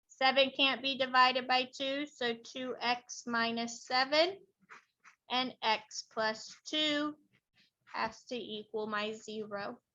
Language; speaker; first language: English; native; English